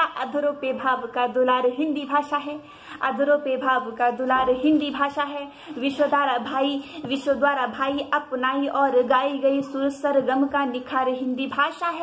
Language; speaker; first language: Hindi; native; Hindi